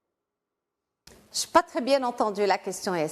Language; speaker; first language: French; non-native, local second language; Arabic